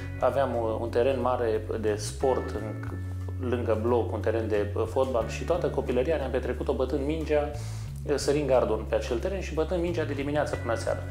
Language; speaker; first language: Romanian; native; Romanian